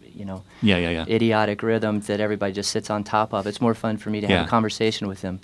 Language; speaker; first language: English; native; English